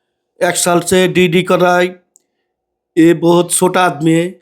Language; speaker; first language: Hindi; non-native, learner; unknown